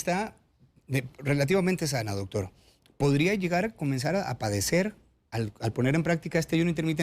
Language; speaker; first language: Spanish; native; Spanish